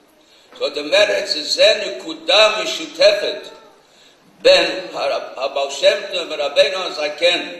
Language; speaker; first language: Hebrew; non-native, fluent; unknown